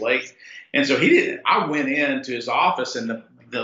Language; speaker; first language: English; native; English